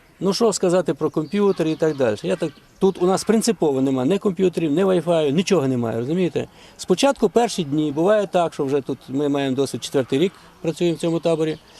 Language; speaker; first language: Ukrainian; native; Ukrainian